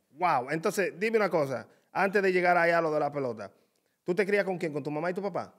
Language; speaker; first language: Spanish; native; Spanish